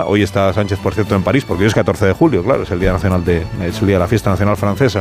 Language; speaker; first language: Spanish; native; Spanish